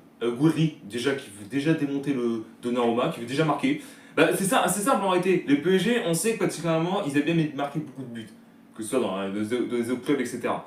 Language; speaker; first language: French; native; French